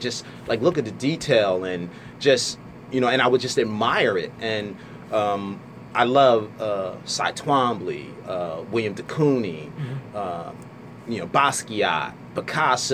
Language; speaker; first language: English; native; English